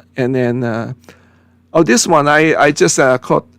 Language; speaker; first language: English; non-native, local second language; Filipino